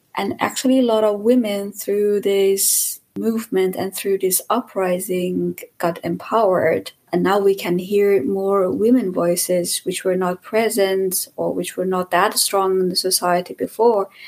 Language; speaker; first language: English; non-native, fluent; Persian